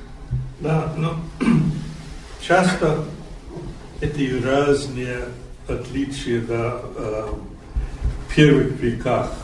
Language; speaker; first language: Russian; non-native, fluent; English